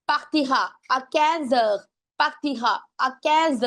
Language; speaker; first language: French; non-native, fluent; Punjabi